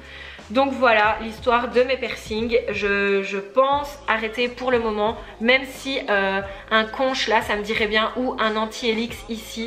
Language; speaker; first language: French; native; French